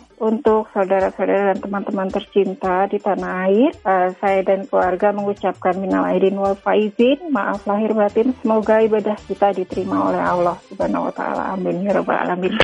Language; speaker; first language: Indonesian; native; Indonesian